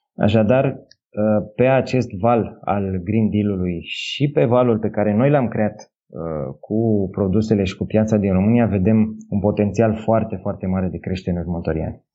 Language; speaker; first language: Romanian; native; Romanian